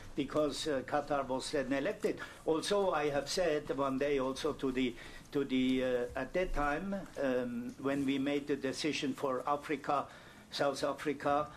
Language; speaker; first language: English; non-native, fluent; German